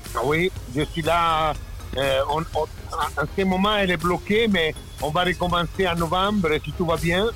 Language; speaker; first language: French; non-native, learner; Italian